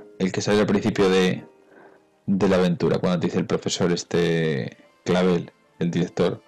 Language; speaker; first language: Spanish; native; Spanish